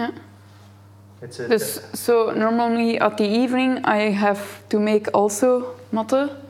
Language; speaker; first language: English; non-native, learner; Dutch